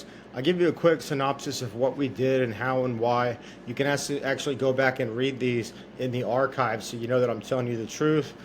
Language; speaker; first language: English; native; English